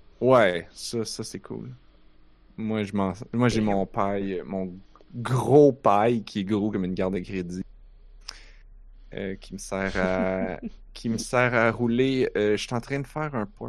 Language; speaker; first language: French; native; French